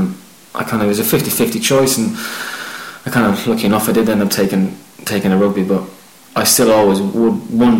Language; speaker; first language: English; native; English